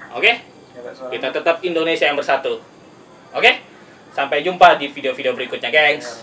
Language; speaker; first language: Indonesian; native; Indonesian